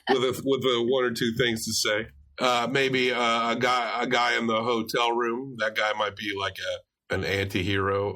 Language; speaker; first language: English; native; English